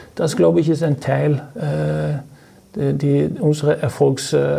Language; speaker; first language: German; non-native, fluent; Norwegian